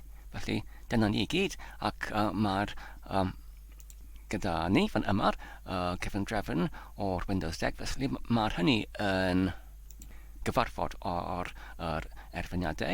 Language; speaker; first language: Welsh; non-native, fluent; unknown